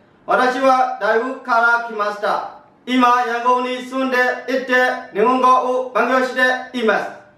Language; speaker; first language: Japanese; non-native, learner; Burmese